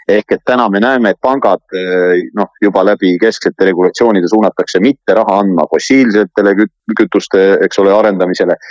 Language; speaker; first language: Estonian; native; Estonian